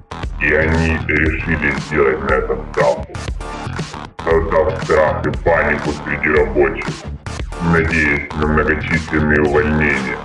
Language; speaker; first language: Russian; native; Russian